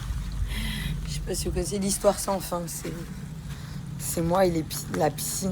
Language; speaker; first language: French; native; French